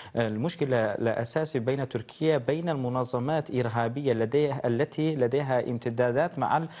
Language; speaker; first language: Arabic; non-native, fluent; Turkish